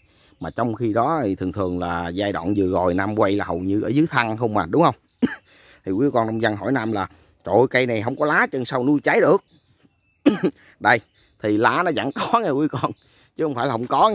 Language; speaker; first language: Vietnamese; native; Vietnamese